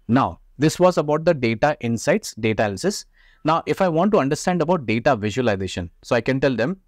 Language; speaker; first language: English; non-native, local second language; Hindi